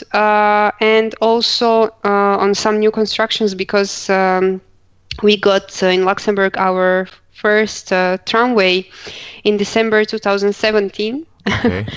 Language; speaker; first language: English; non-native, fluent; Croatian